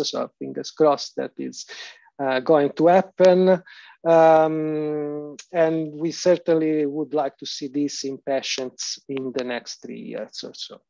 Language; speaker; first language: English; non-native, fluent; Italian